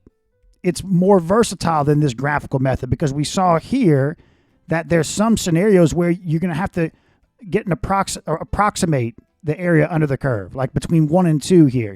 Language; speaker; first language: English; native; English